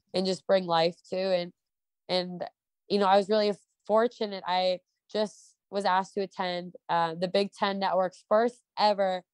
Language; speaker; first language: English; native; English